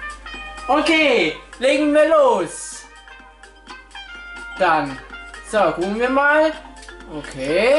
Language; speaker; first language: German; non-native, fluent; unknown